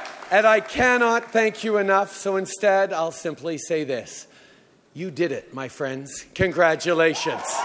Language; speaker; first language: English; early bilingual, other home language; French